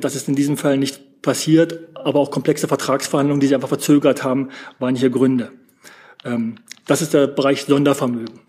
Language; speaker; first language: German; native; German